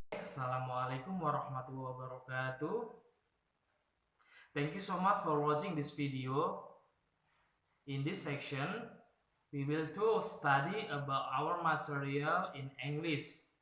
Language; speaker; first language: English; non-native, learner; Indonesian